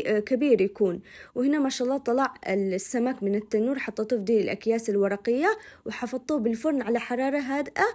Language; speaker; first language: Arabic; native; Arabic